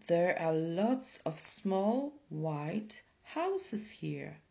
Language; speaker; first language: English; non-native, fluent; Polish